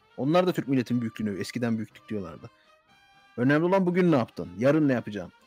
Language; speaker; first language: Turkish; early bilingual, heritage; Turkish